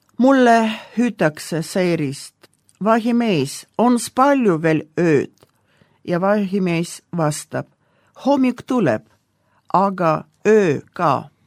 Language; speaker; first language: Estonian; non-native, local second language; Russian